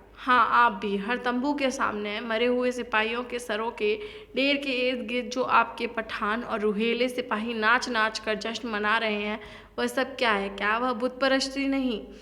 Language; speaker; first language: Hindi; native; Hindi